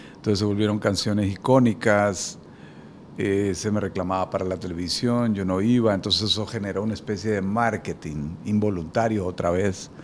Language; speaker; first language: Spanish; native; Spanish